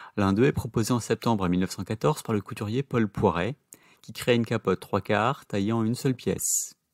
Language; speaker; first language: French; native; French